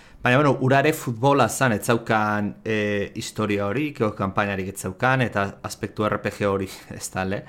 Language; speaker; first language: Basque; native; Basque